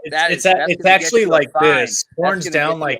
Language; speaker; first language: English; native; English